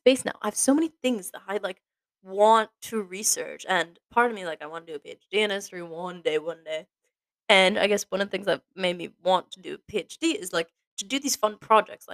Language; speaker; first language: English; native; English